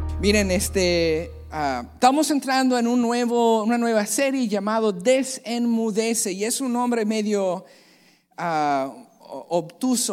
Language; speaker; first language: Spanish; native; Spanish